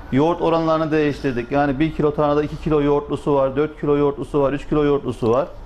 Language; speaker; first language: Turkish; native; Turkish